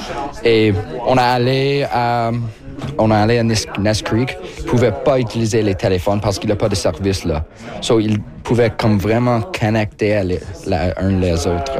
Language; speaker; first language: French; non-native, local second language; English